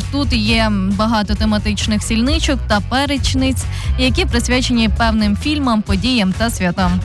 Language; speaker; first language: Ukrainian; native; Ukrainian